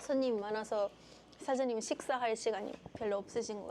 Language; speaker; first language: Korean; non-native, fluent; Japanese